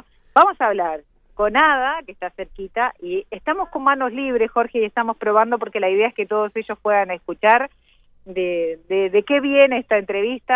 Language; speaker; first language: Spanish; native; Spanish